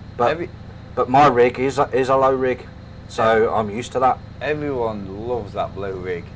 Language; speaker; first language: English; native; English